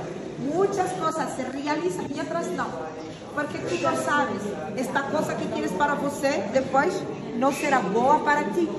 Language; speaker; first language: Spanish; non-native, fluent; Arabic